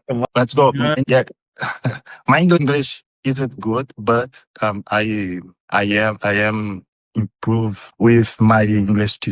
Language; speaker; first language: English; non-native, learner; Portuguese